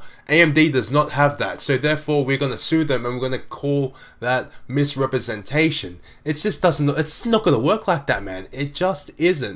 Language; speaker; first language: English; native; English